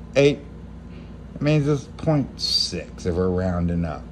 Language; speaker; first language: English; native; English